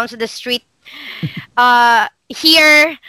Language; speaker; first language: English; non-native, local second language; Hiligaynon